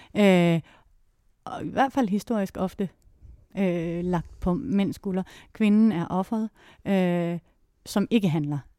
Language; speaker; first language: Danish; native; Danish